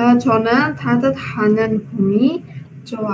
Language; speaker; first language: Korean; non-native, learner; Indonesian